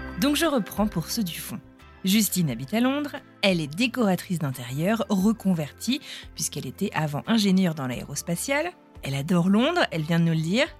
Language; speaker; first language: French; native; French